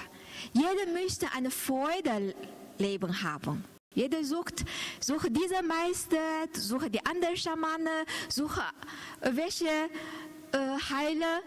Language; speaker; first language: German; non-native, learner; Chinese